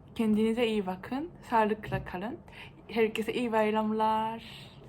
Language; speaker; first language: Turkish; non-native, fluent; Japanese